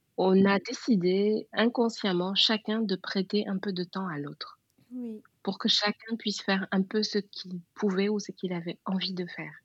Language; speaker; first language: French; non-native, local second language; Wolof